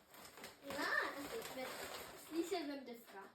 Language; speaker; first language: Danish; early bilingual, other home language; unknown